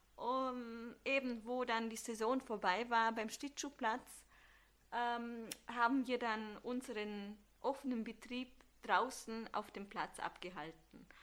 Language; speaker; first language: German; early bilingual, other home language; Turkish